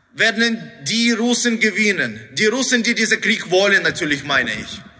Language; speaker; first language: German; non-native, fluent; Ukrainian